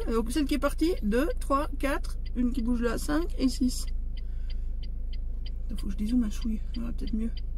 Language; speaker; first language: French; native; French